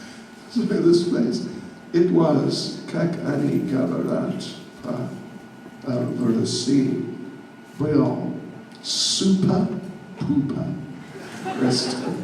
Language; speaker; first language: Russian; non-native, learner; English